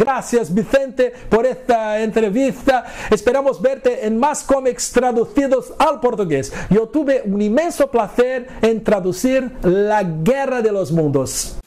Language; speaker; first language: Spanish; non-native, fluent; Portuguese